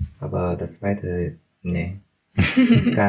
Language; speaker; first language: German; non-native, learner; Chinese